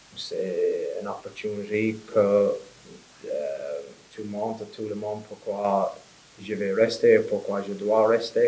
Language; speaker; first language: French; non-native, fluent; English